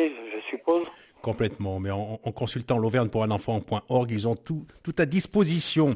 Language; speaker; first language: French; native; French